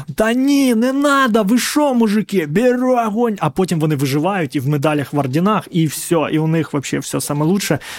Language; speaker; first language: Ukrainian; non-native, local second language; Russian